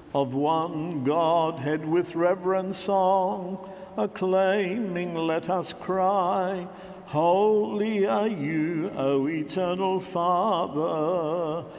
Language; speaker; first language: English; native; English